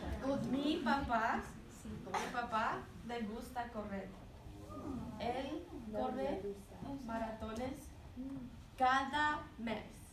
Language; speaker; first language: Spanish; non-native, fluent; English